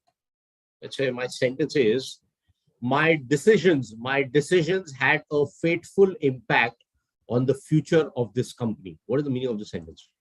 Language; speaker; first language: English; non-native, fluent; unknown